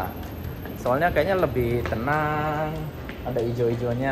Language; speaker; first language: Indonesian; native; Indonesian